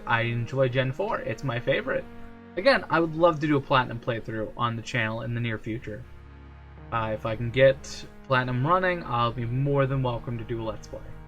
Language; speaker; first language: English; native; English